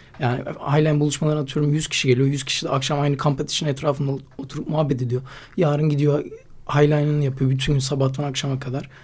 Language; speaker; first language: Turkish; native; Turkish